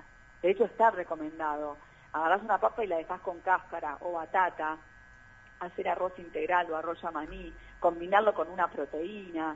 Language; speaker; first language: Spanish; native; Spanish